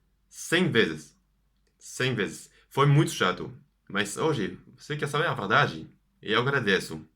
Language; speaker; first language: Portuguese; non-native, fluent; French